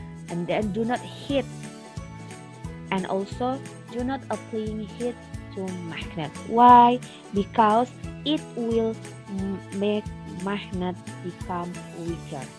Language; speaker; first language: English; non-native, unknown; Indonesian